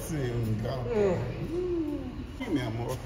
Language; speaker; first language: Spanish; non-native, learner; English